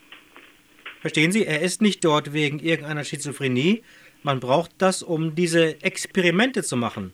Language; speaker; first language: German; native; German